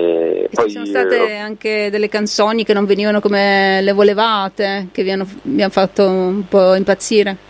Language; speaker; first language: Italian; native; Italian